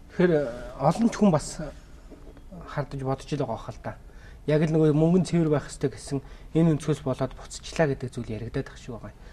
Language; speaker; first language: Mongolian; native; Mongolian